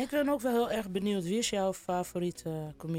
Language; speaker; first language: Dutch; native; Dutch